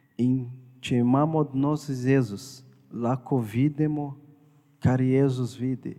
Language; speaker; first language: Slovenian; non-native, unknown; Portuguese